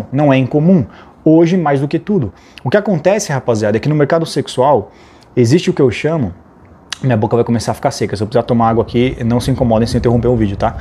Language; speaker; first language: Portuguese; native; Portuguese